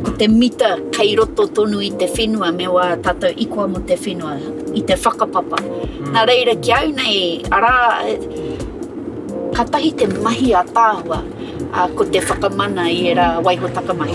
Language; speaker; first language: Māori; non-native, local second language; English